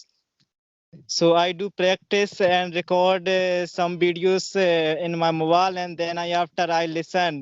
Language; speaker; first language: English; non-native, learner; Hindi